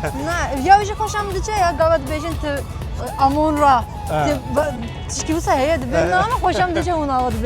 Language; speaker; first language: Kurdish; non-native, local second language; Turkish